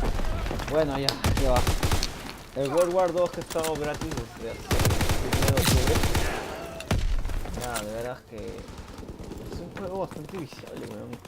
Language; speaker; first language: Spanish; native; Spanish